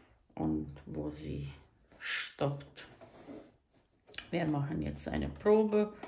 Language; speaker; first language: German; non-native, fluent; Croatian